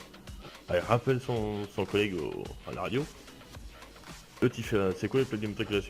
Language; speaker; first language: French; native; French